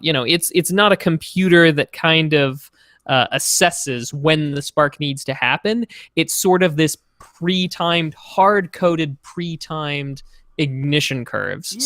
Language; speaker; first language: English; native; English